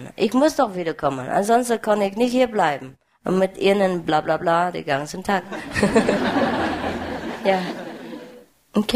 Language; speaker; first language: German; non-native, learner; Vietnamese